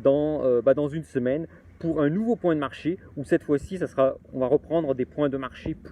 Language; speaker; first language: French; native; French